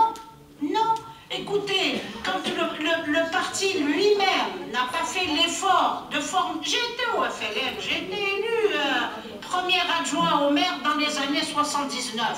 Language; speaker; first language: French; non-native, local second language; Kabyle